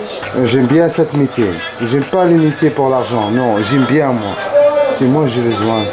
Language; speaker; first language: French; non-native, learner; Arabic